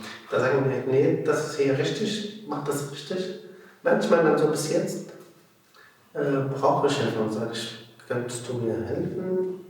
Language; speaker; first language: German; non-native, learner; Arabic